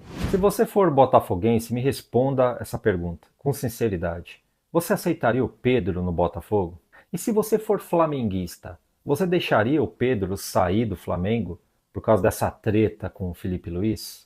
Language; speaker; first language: Portuguese; native; Portuguese